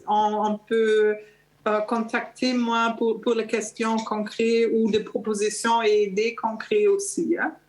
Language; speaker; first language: French; non-native, learner; German